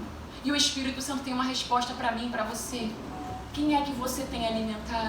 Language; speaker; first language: Portuguese; native; Portuguese